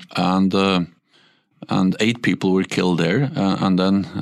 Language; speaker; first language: English; non-native, fluent; Norwegian